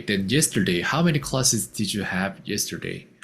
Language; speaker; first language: English; non-native, fluent; Korean